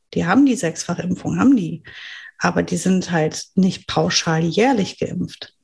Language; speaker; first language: German; non-native, fluent; French